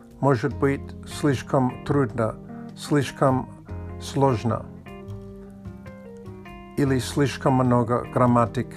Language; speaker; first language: Russian; non-native, learner; Latvian